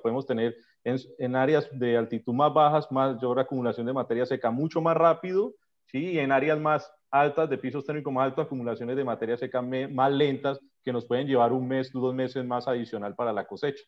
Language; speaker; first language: Spanish; native; Spanish